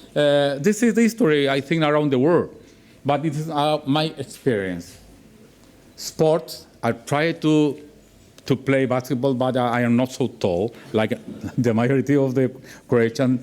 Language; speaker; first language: English; non-native, learner; Spanish